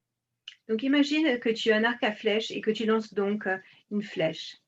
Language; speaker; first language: French; native; French